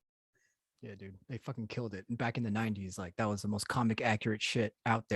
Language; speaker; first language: English; native; English